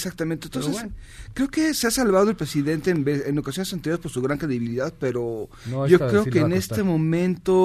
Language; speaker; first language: Spanish; native; Spanish